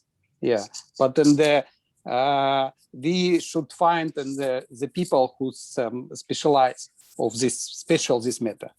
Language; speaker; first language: English; non-native, learner; Russian